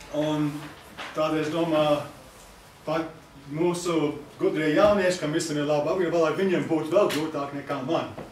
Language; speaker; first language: Latvian; early bilingual, heritage; English